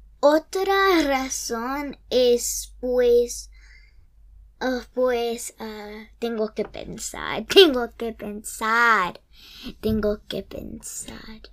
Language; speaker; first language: Spanish; early bilingual, heritage; English